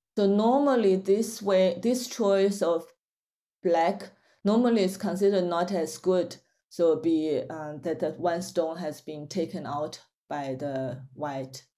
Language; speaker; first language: English; non-native, fluent; Chinese